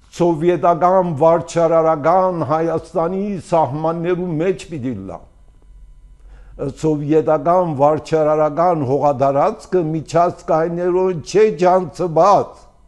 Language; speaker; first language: Armenian; early bilingual, heritage; Armenian